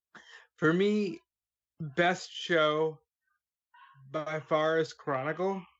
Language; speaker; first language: English; native; English